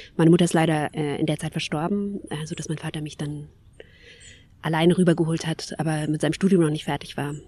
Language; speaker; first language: German; early bilingual, other home language; Kabyle